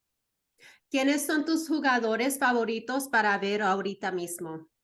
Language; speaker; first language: Spanish; early bilingual, heritage; Spanish